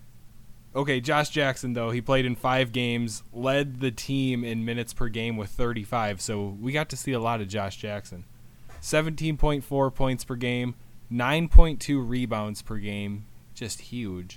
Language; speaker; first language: English; native; English